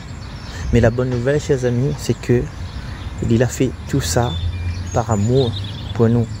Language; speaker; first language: French; non-native, local second language; Réunion Creole French